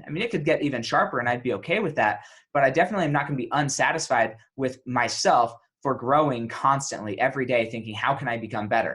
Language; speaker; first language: English; native; English